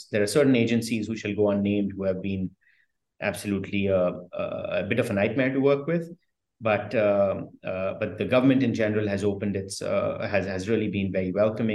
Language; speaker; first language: English; non-native, local second language; Hindi